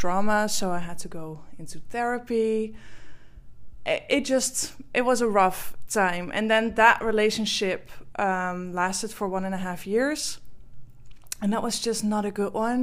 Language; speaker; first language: English; non-native, fluent; Dutch